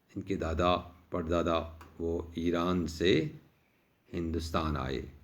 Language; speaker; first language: Urdu; non-native, local second language; Kashmiri